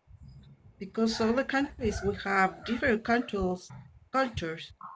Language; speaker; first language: English; non-native, learner; Spanish